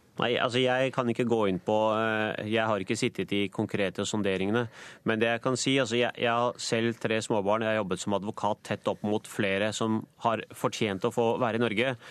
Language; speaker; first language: Norwegian; native; Norwegian